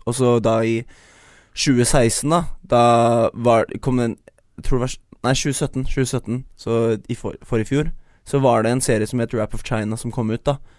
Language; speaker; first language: Norwegian; early bilingual, other home language; Chinese